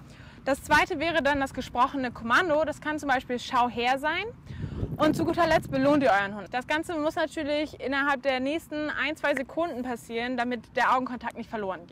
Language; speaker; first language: German; native; German